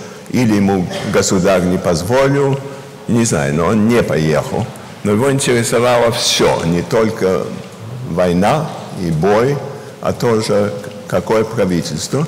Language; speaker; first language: Russian; early bilingual, heritage; Russian